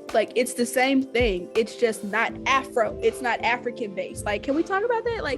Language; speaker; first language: English; native; English